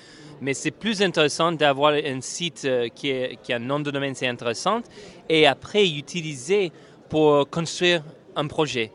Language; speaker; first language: French; non-native, fluent; English